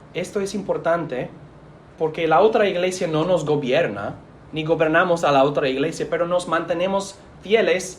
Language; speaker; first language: Spanish; non-native, fluent; English